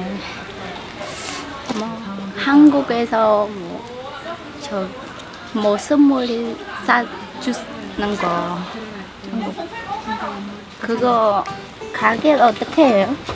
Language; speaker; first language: Korean; non-native, learner; Khmer